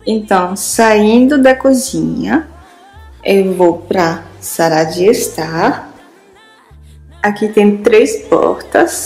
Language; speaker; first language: Portuguese; non-native, fluent; French